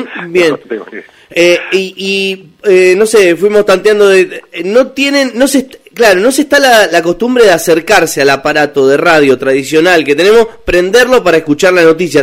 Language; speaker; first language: Spanish; native; Spanish